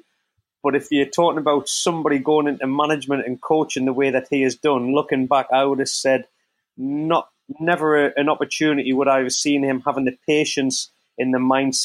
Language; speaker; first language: English; native; English